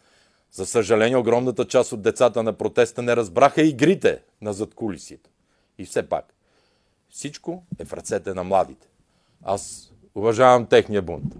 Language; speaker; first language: Bulgarian; native; Bulgarian